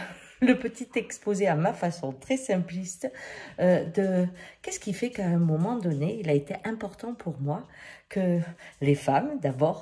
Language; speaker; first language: French; native; French